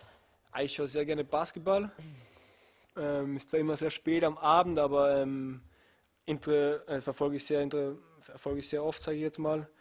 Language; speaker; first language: German; native; German